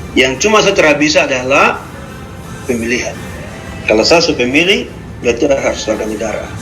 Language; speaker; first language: Indonesian; native; Indonesian